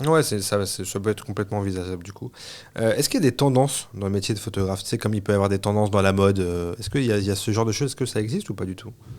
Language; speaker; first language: French; native; French